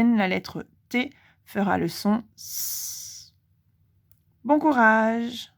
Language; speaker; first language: French; native; French